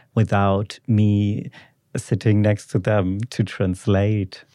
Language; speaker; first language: English; non-native, fluent; German